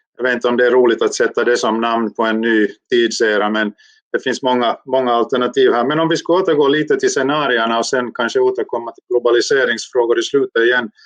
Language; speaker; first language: Swedish; native; Swedish